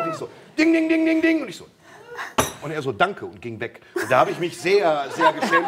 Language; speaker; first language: German; native; German